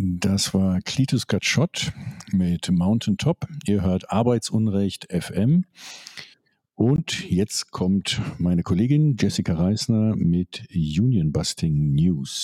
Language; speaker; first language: German; native; German